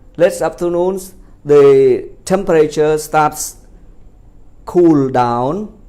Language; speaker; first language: English; non-native, fluent; Khmer